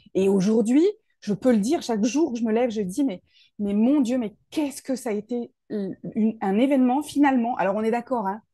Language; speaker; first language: French; native; French